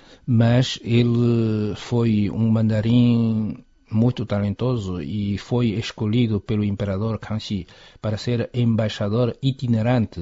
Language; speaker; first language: Portuguese; non-native, fluent; Chinese